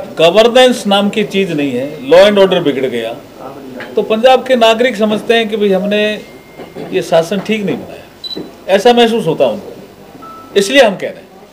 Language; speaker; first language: Hindi; native; Hindi